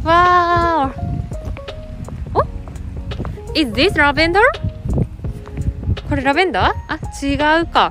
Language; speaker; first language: English; non-native, learner; Japanese